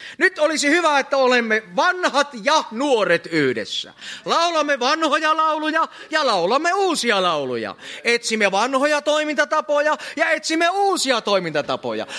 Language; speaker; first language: Finnish; native; Finnish